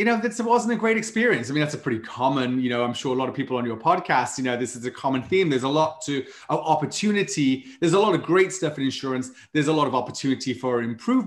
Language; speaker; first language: English; native; English